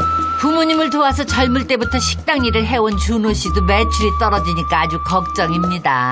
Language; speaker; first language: Korean; native; Korean